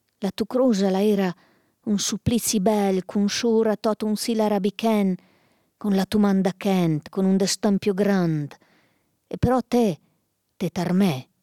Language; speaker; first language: Italian; native; Italian